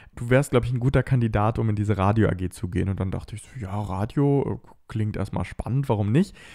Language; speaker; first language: German; native; German